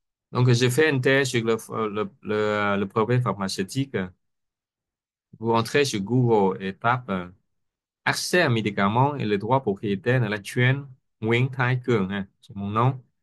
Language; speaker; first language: French; non-native, fluent; Vietnamese